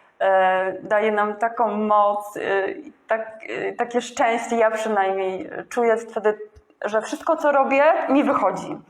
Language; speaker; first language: Polish; native; Polish